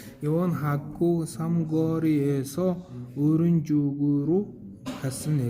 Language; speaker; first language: Korean; non-native, learner; Mongolian